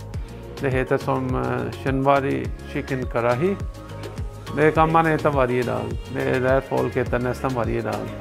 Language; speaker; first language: Swedish; non-native, learner; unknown